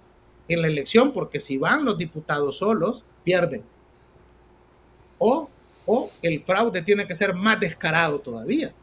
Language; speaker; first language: Spanish; native; Spanish